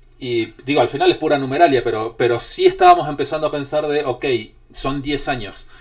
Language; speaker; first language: Spanish; native; Spanish